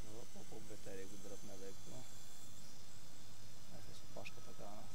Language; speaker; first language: Bulgarian; native; Bulgarian